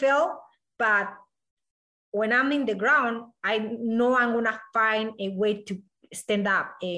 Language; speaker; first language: English; non-native, learner; Spanish